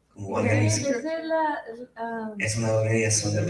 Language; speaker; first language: Spanish; early bilingual, heritage; Spanish